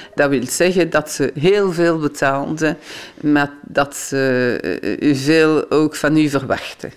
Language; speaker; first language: Dutch; non-native, local second language; French